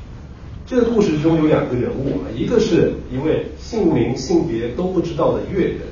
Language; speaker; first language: Chinese; native; Chinese